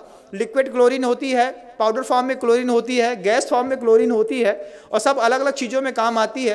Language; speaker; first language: Hindi; native; Hindi